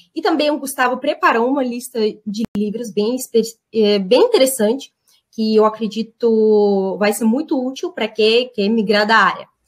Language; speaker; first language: Portuguese; non-native, fluent; Russian